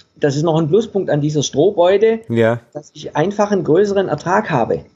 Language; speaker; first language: German; native; German